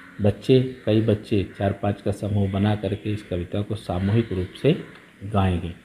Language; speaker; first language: Hindi; native; Hindi